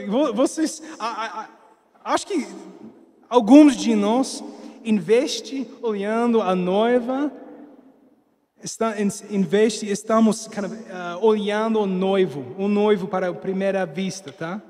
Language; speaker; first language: Portuguese; non-native, fluent; English